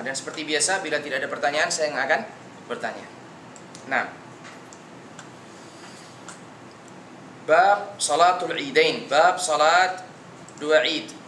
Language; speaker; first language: Indonesian; native; Indonesian